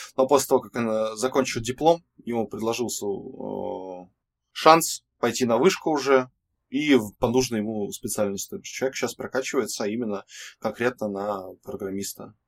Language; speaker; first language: Russian; native; Russian